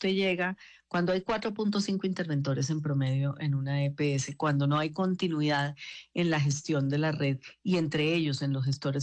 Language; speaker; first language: Spanish; native; Spanish